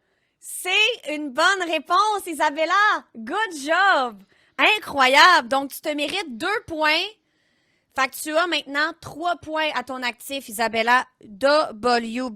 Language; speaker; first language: French; native; French